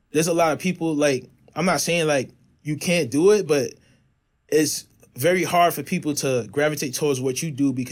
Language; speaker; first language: English; native; English